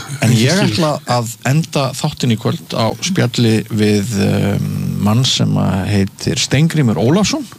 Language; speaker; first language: Icelandic; native; Icelandic